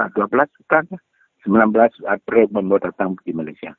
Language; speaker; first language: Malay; non-native, local second language; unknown